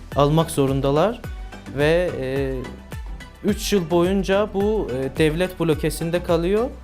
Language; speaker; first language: Turkish; non-native, fluent; Persian